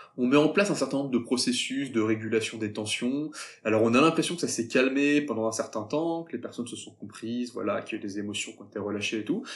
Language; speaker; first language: French; native; French